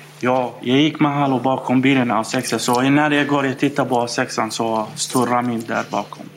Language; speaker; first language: Swedish; non-native, fluent; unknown